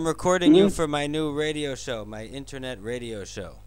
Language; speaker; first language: English; native; English